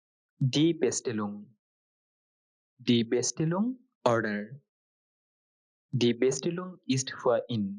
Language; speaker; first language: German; non-native, fluent; Bangla